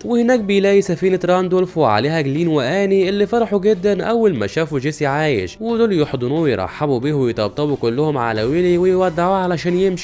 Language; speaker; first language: Arabic; native; Arabic